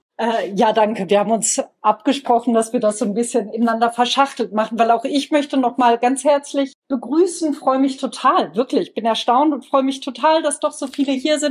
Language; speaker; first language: German; native; German